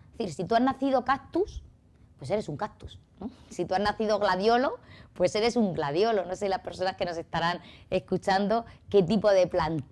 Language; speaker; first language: Spanish; native; Spanish